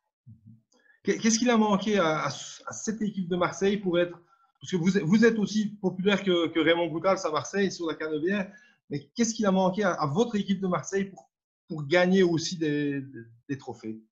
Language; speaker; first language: French; native; French